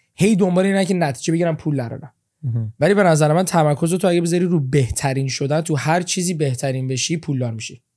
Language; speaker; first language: Persian; early bilingual, heritage; Persian